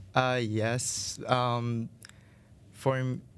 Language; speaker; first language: English; non-native, fluent; Vietnamese